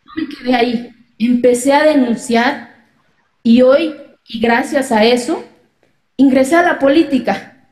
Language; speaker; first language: Spanish; non-native, local second language; Zapotec